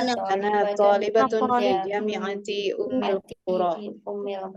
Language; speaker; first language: Arabic; non-native, learner; Indonesian